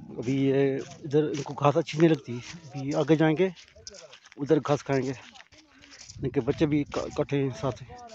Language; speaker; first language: Urdu; non-native, local second language; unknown